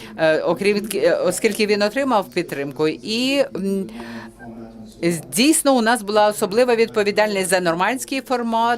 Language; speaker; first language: Ukrainian; non-native, fluent; French